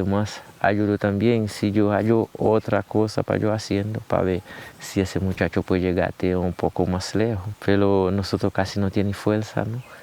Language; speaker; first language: Spanish; non-native, learner; Haitian Creole